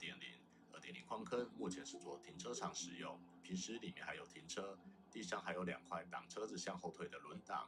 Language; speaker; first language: Chinese; native; Chinese